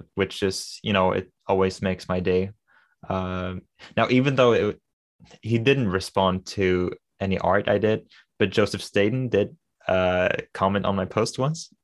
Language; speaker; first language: English; non-native, fluent; Swedish